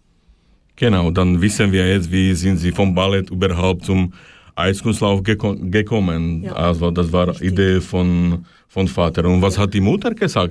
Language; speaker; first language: German; non-native, learner; Slovak